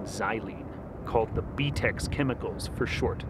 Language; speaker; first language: English; native; English